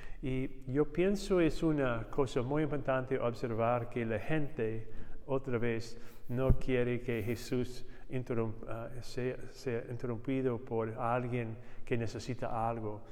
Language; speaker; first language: Spanish; non-native, learner; English